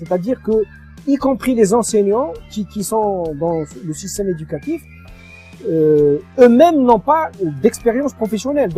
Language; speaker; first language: French; non-native, local second language; Arabic